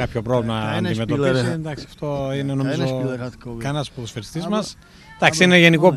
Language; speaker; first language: German; non-native, learner; Greek